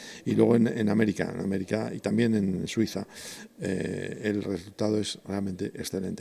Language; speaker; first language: Spanish; native; Spanish